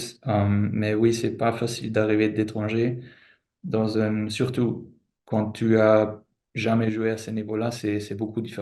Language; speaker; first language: French; non-native, fluent; German